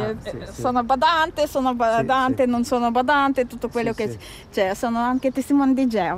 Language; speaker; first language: Italian; non-native, learner; Ukrainian